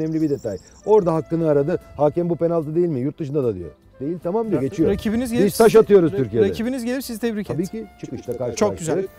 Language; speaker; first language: Turkish; native; Turkish